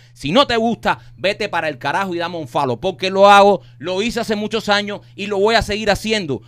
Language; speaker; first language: Spanish; native; Spanish